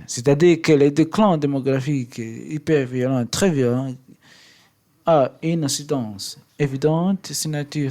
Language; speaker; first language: French; non-native, learner; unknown